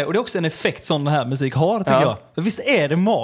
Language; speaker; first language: Swedish; native; Swedish